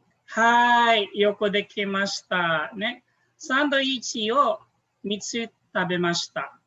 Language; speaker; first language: Japanese; non-native, fluent; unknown